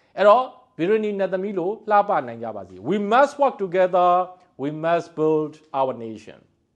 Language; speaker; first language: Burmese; native; Burmese